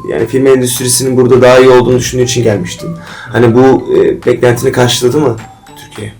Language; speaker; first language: Turkish; native; Turkish